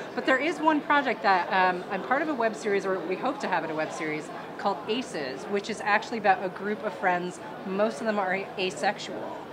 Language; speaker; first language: English; native; English